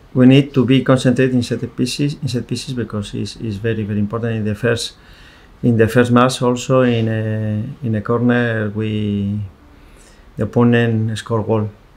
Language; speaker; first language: English; non-native, fluent; Spanish